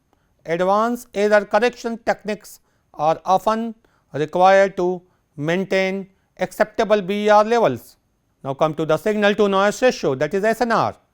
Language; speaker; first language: English; non-native, local second language; Hindi